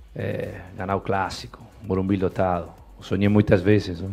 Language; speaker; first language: Portuguese; non-native, fluent; Spanish